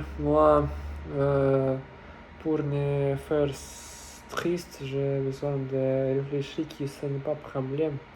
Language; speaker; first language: French; non-native, learner; Russian